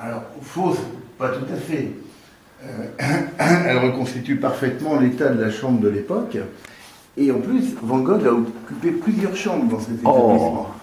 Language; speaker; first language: French; native; French